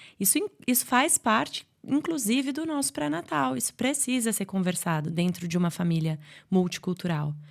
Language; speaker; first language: Portuguese; native; Portuguese